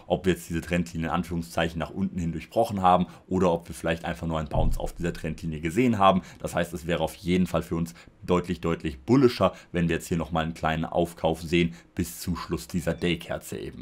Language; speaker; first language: German; native; German